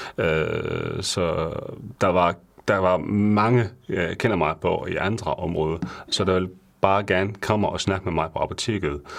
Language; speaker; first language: Danish; non-native, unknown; Arabic